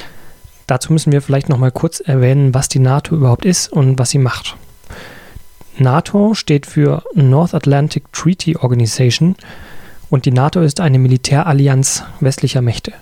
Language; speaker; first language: German; native; German